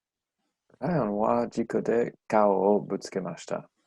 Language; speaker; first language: Japanese; non-native, learner; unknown